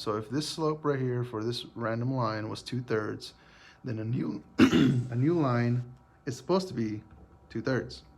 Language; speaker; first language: English; native; English